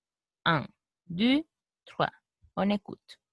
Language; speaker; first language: French; non-native, fluent; Spanish